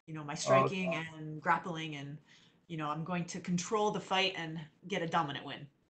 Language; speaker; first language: English; native; English